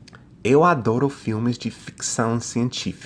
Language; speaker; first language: Portuguese; non-native, fluent; English